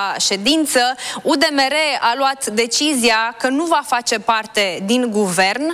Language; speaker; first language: Romanian; native; Romanian